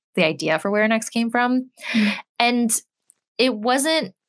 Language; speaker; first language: English; native; English